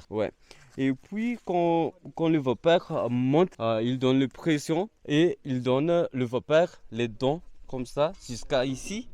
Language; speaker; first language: French; non-native, local second language; Malagasy